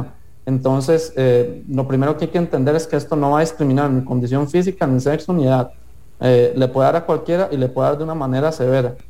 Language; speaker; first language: Spanish; native; Spanish